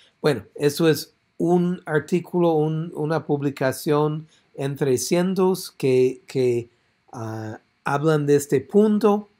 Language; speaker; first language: Spanish; non-native, fluent; English